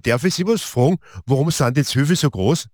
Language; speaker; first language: German; native; German